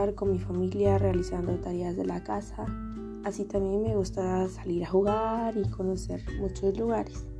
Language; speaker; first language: Spanish; non-native, local second language; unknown